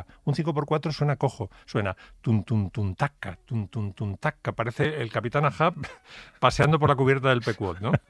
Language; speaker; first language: Spanish; native; Spanish